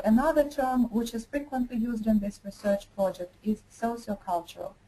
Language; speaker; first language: English; non-native, fluent; Ukrainian